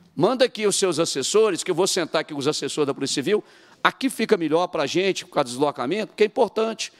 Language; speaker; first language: Portuguese; native; Portuguese